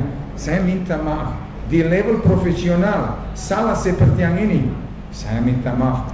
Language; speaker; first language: Indonesian; non-native, fluent; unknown